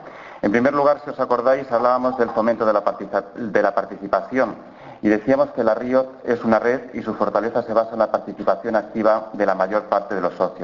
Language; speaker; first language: Spanish; native; Spanish